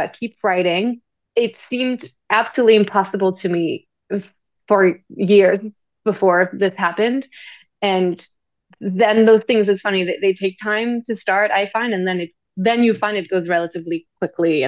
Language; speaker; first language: English; non-native, fluent; French